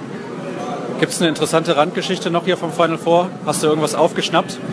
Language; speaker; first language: German; native; German